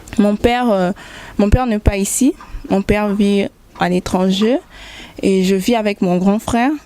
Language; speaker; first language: French; non-native, local second language; Lingala